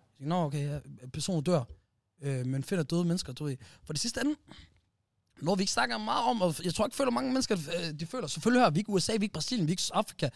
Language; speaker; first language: Danish; early bilingual, other home language; Somali